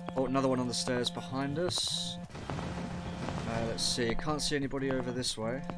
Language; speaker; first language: English; native; English